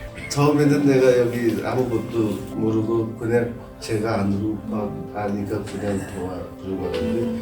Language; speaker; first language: Korean; non-native, fluent; Nepali